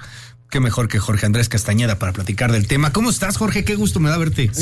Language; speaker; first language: Spanish; native; Spanish